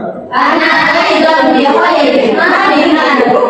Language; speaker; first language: Arabic; non-native, learner; Indonesian